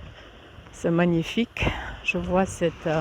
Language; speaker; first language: French; non-native, fluent; German